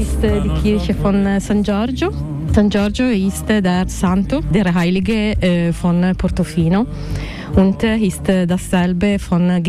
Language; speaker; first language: German; non-native, learner; Italian